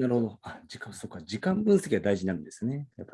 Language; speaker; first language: Japanese; native; Japanese